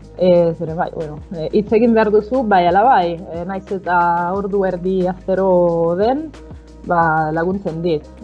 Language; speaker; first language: Basque; non-native, fluent; Italian